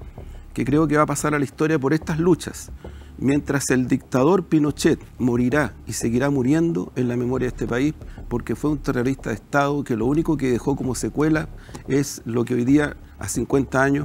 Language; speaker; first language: Spanish; native; Spanish